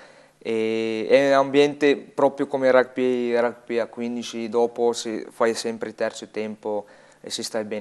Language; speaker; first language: Italian; non-native, learner; Afrikaans